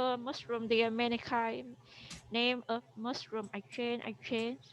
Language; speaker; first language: English; non-native, learner; Vietnamese